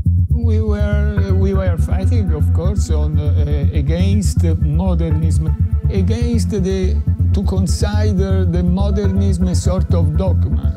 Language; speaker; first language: English; non-native, fluent; Italian